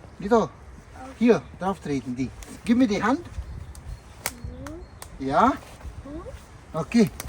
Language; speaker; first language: German; non-native, fluent; Filipino